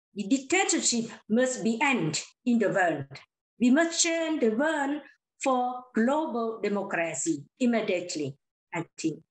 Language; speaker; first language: English; non-native, learner; Lao